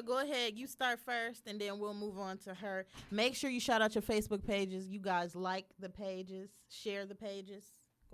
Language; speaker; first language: English; native; English